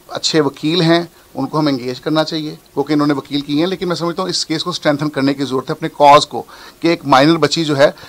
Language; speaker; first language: Urdu; non-native, local second language; Punjabi